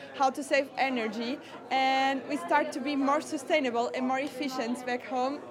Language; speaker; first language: English; non-native, fluent; Portuguese